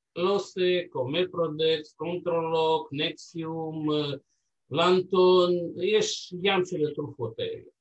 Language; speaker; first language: Hebrew; non-native, fluent; Russian